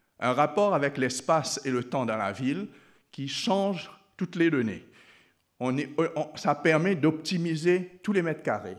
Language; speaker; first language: French; non-native, local second language; Morisyen